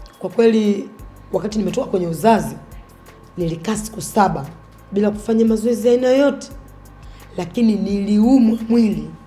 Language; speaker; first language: Swahili; native; Swahili